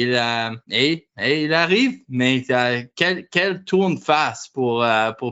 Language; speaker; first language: French; non-native, learner; English